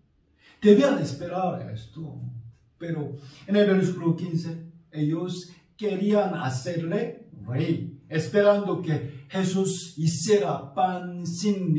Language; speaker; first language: Spanish; non-native, fluent; Korean